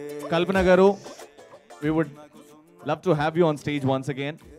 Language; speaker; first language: English; non-native, local second language; Telugu